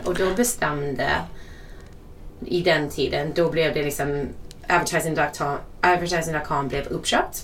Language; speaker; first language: Swedish; non-native, fluent; English